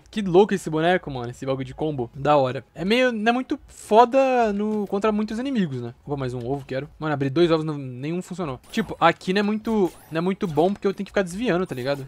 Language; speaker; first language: Portuguese; native; Portuguese